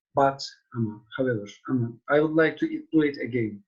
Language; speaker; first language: English; non-native, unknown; Turkish